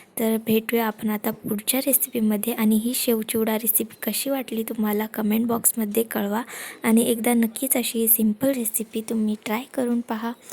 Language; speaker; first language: Marathi; non-native, local second language; Lambadi